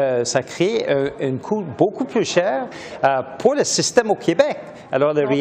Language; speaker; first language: French; native; French